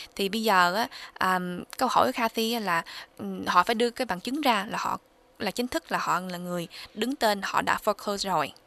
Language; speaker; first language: Vietnamese; early bilingual, heritage; Vietnamese